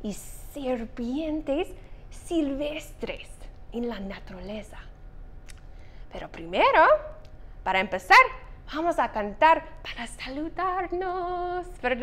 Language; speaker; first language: Spanish; non-native, fluent; English